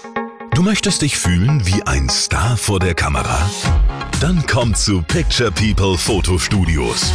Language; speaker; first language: German; native; German